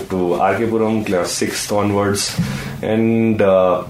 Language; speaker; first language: English; non-native, local second language; Hindi